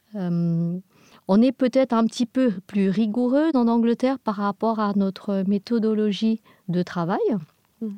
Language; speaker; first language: French; non-native, fluent; English